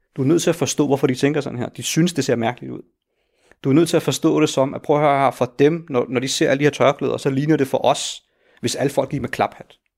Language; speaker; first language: Danish; early bilingual, other home language; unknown